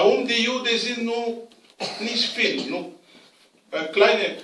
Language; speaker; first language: German; non-native, learner; Romanian